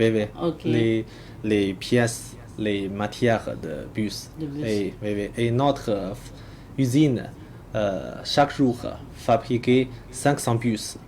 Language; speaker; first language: French; non-native, learner; Chinese